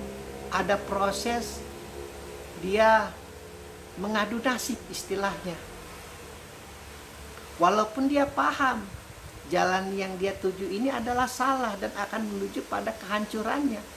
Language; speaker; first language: Indonesian; native; Indonesian